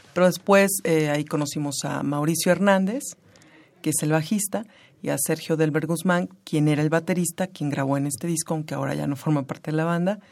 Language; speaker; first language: Spanish; native; Spanish